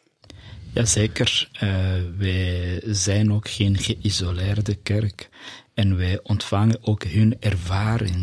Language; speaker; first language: Dutch; non-native, fluent; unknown